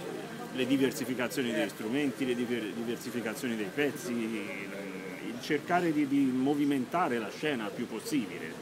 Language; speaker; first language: Italian; native; Italian